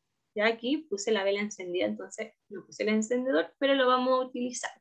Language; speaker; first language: Spanish; native; Spanish